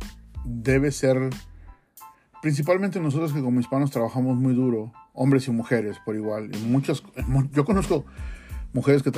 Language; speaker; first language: Spanish; native; Spanish